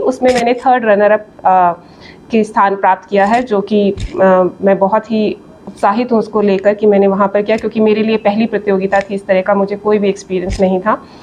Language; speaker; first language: Hindi; native; Hindi